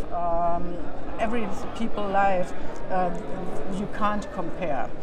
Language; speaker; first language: English; non-native, learner; German